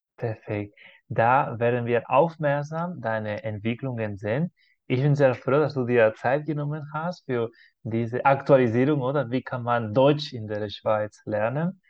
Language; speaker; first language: German; non-native, fluent; Spanish